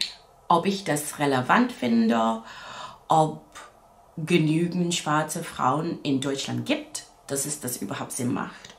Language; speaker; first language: German; non-native, fluent; English